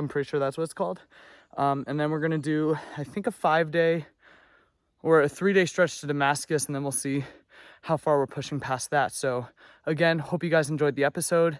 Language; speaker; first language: English; native; English